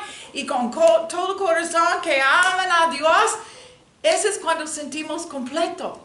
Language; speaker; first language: Spanish; non-native, learner; English